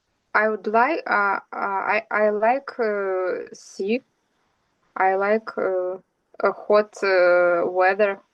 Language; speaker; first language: English; non-native, learner; Russian